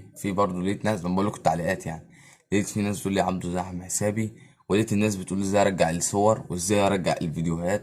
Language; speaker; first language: Arabic; native; Arabic